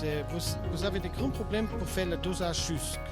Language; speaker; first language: French; non-native, learner; German